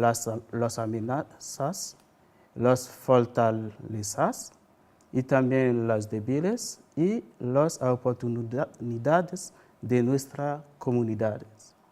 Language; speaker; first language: Spanish; non-native, fluent; Haitian Creole